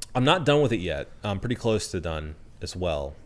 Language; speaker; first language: English; early bilingual, other home language; Spanish